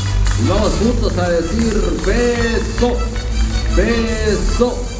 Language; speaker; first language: Spanish; native; Spanish